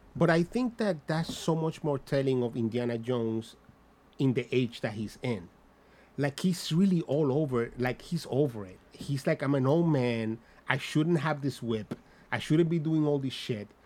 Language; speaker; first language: English; non-native, fluent; Spanish